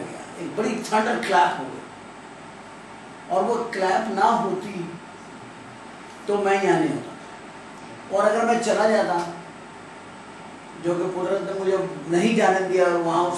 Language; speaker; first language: Urdu; native; Urdu